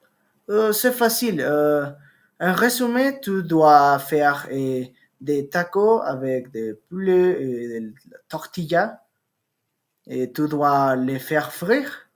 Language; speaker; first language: French; non-native, learner; Spanish